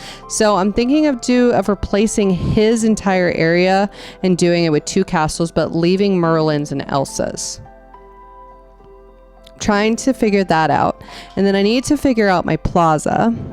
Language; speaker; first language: English; native; English